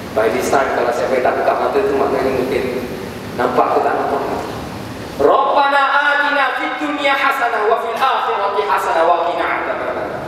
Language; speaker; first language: Malay; native; Malay